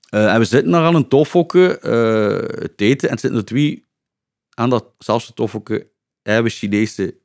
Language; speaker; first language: Dutch; native; Dutch